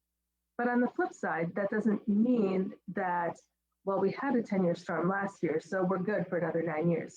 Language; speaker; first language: English; native; English